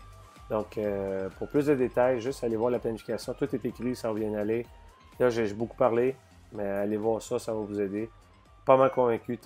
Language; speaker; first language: French; native; French